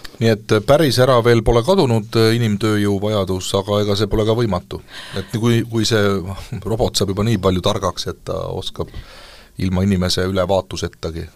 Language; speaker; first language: Estonian; native; Estonian